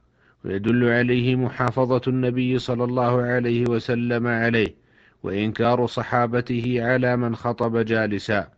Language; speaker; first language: Arabic; native; Arabic